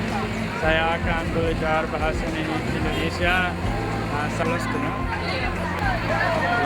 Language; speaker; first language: Indonesian; non-native, learner; Japanese